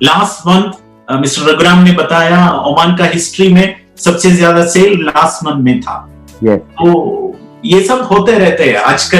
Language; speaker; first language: Hindi; non-native, local second language; Malayalam